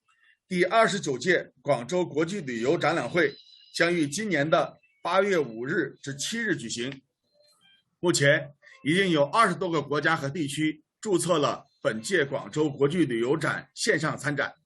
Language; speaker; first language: Chinese; native; Chinese